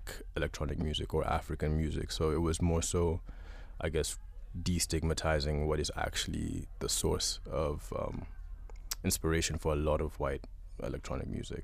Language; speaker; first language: English; non-native, local second language; Ganda